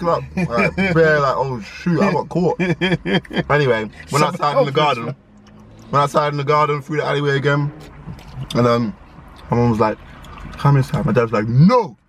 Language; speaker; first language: English; native; English